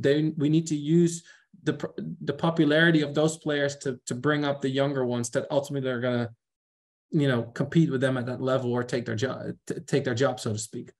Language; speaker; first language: English; non-native, fluent; Dutch